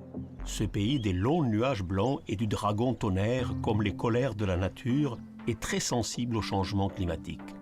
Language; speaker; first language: French; native; French